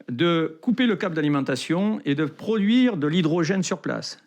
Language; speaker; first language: French; native; French